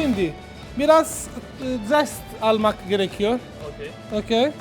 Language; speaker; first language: Turkish; non-native, learner; Italian